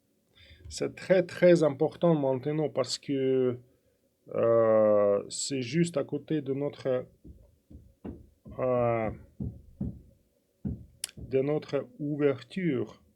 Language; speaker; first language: French; non-native, fluent; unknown